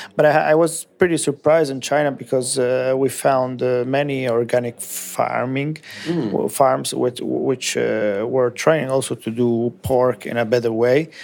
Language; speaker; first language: English; non-native, fluent; Italian